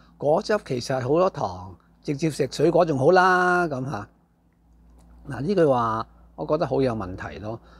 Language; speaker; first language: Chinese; non-native, local second language; Cantonese